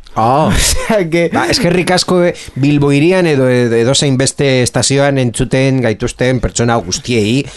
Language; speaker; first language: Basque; non-native, local second language; Spanish